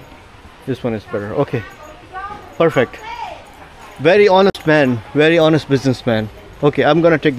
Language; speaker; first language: English; non-native, fluent; Urdu